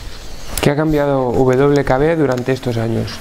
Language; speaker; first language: Spanish; non-native, fluent; Russian